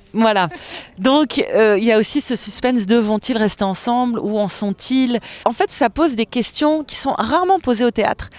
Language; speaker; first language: French; native; French